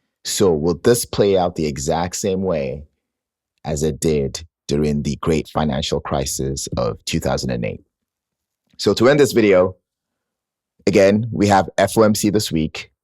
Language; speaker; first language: English; native; English